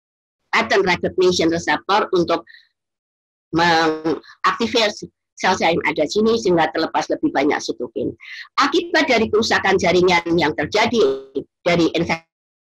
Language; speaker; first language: Indonesian; native; Indonesian